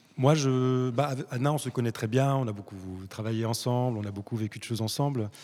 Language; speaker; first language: French; early bilingual, other home language; Arabic